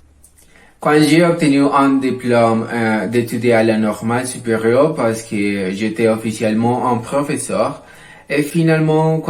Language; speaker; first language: French; non-native, learner; Spanish